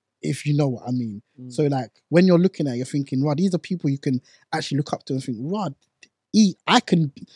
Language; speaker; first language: English; non-native, local second language; Akan